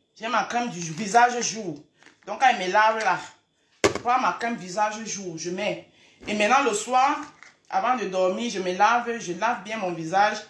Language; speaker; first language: French; native; French